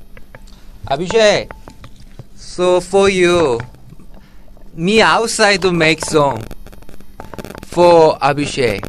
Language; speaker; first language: English; non-native, learner; Korean